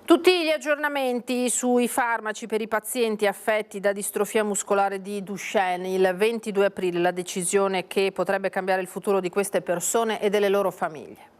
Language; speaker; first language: Italian; native; Italian